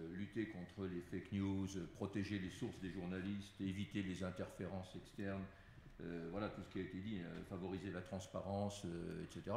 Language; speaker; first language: French; native; French